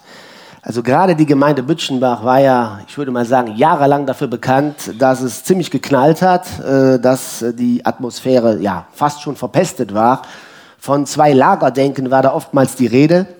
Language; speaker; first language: German; native; German